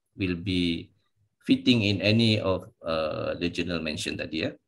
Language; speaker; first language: English; non-native, local second language; Malay